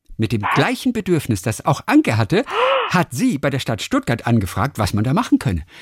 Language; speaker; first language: German; native; German